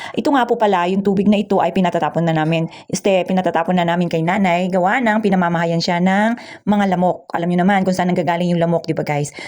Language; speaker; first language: Filipino; native; Filipino